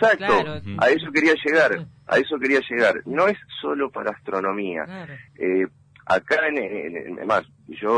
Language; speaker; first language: Spanish; native; Spanish